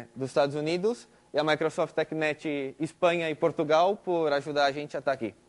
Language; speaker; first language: Portuguese; early bilingual, heritage; Spanish